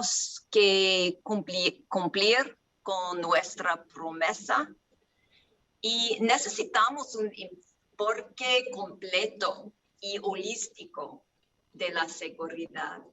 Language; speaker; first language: Spanish; non-native, learner; English